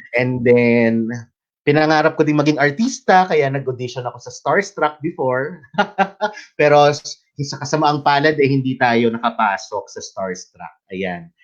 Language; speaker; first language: Filipino; native; Filipino